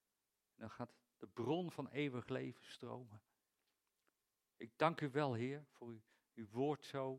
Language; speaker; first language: Dutch; native; Dutch